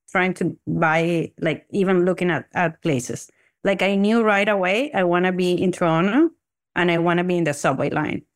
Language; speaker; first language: English; non-native, fluent; Spanish